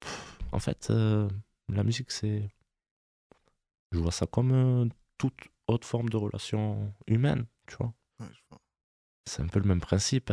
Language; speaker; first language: French; native; French